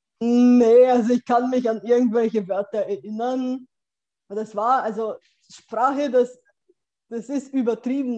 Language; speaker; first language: German; non-native, fluent; Bulgarian